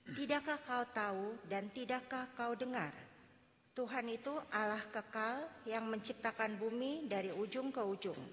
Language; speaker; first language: Indonesian; native; Indonesian